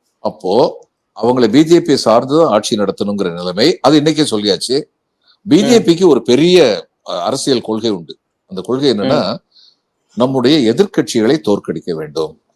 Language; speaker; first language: Tamil; native; Tamil